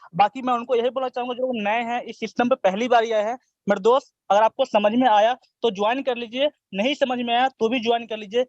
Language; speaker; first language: Hindi; native; Hindi